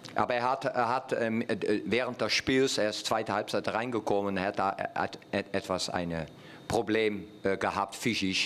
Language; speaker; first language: German; non-native, fluent; Dutch